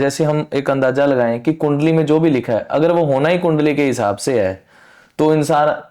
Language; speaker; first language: Hindi; non-native, local second language; Punjabi